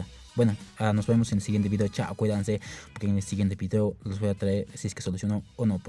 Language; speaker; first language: Spanish; non-native, local second language; Quechua